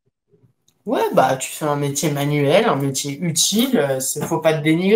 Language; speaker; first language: French; early bilingual, other home language; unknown